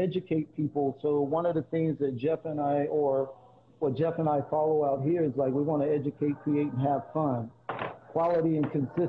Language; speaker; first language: English; native; English